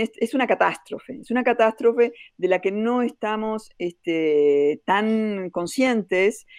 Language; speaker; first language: Spanish; native; Spanish